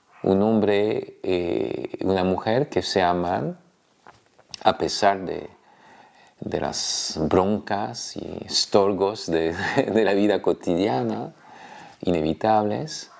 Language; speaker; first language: Spanish; non-native, fluent; French